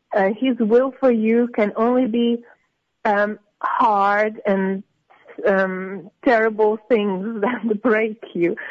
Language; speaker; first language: English; non-native, fluent; Russian